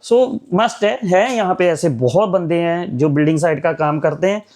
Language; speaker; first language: Hindi; non-native, local second language; Punjabi